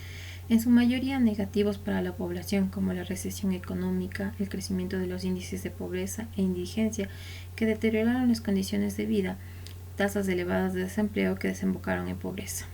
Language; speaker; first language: Spanish; native; Spanish